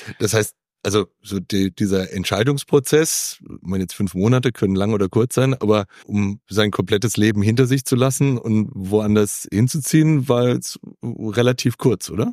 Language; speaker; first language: German; native; German